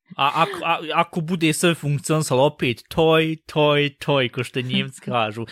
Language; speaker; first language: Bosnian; early bilingual, heritage; Bosnian